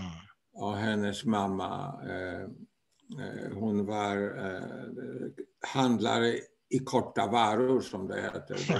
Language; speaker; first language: Swedish; non-native, fluent; Polish